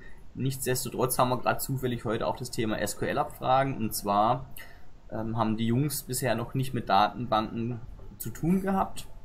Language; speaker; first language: German; native; German